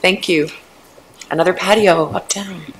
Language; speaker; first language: English; native; English